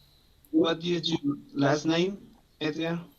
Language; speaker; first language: English; non-native, learner; Spanish